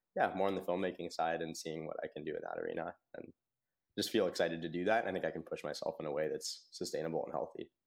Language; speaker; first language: English; native; English